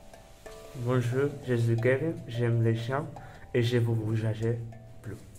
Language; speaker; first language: French; non-native, learner; Spanish